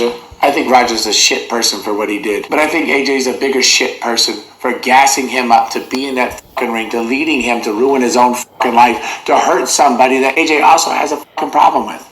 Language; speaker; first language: English; native; English